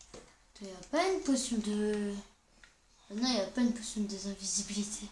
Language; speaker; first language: French; native; French